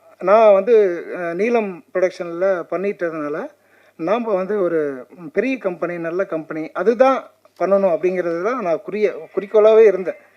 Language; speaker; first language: Tamil; native; Tamil